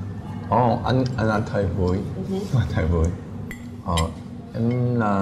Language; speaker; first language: Vietnamese; non-native, learner; Korean